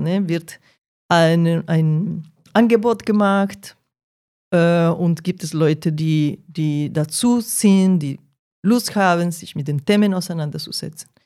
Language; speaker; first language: German; non-native, fluent; Portuguese